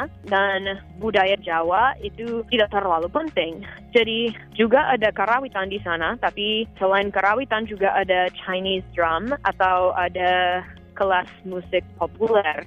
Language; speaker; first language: Indonesian; non-native, fluent; English